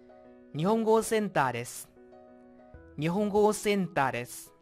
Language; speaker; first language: Japanese; non-native, fluent; Vietnamese